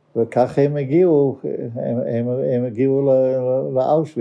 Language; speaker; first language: Hebrew; non-native, fluent; Dutch